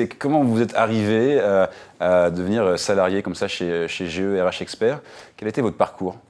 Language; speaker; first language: French; native; French